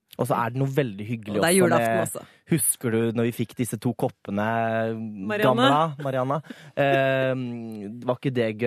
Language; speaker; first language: Norwegian; native; Norwegian